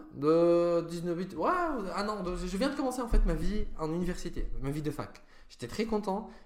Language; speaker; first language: French; non-native, fluent; Arabic